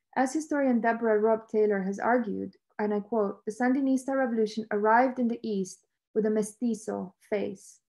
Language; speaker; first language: English; non-native, fluent; Romanian